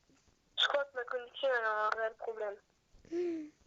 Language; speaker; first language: French; native; French